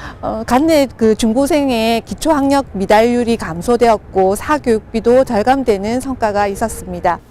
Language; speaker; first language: Korean; native; Korean